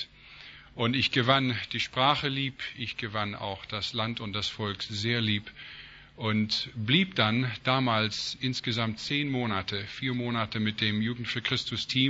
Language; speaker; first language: German; non-native, fluent; English